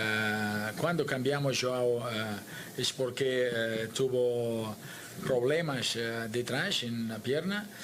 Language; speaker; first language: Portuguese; non-native, learner; Spanish